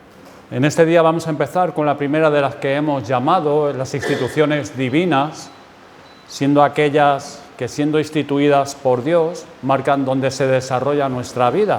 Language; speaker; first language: Spanish; native; Spanish